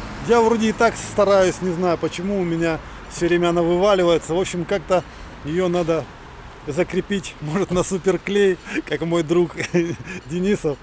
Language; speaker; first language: Russian; native; Russian